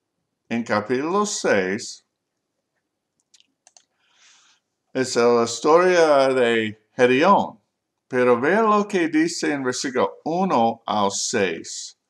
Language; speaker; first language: Spanish; non-native, learner; English